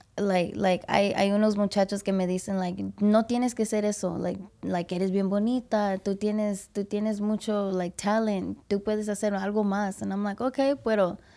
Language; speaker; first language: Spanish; early bilingual, heritage; English